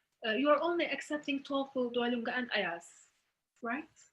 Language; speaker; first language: English; non-native, fluent; Turkish